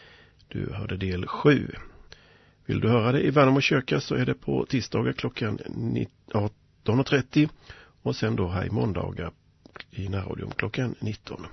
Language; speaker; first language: Swedish; native; Swedish